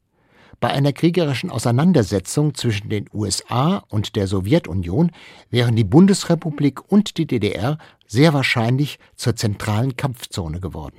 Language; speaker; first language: German; native; German